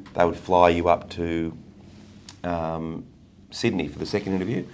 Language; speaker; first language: English; native; English